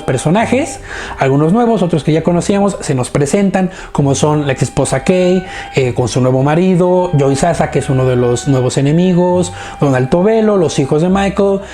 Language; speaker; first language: Spanish; native; Spanish